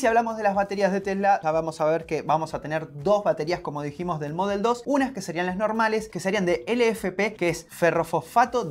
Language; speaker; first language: Spanish; native; Spanish